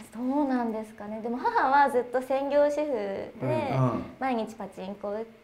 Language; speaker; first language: Japanese; native; Japanese